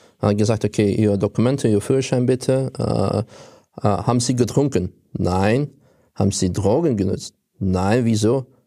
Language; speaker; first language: German; non-native, fluent; Russian